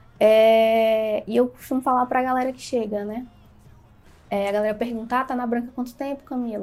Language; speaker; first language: Portuguese; native; Portuguese